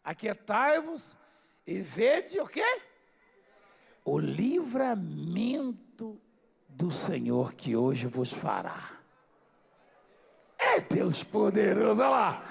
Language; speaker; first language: Portuguese; native; Portuguese